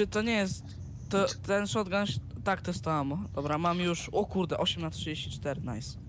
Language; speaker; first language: Polish; native; Polish